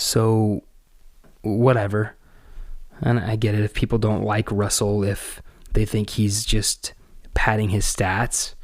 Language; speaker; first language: English; native; English